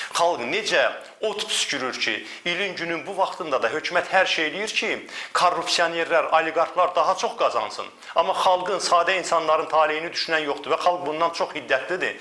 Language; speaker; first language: Azerbaijani; native; Azerbaijani